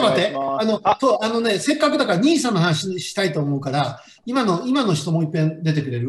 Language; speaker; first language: Japanese; native; Japanese